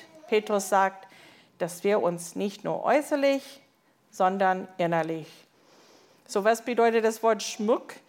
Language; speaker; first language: German; non-native, fluent; English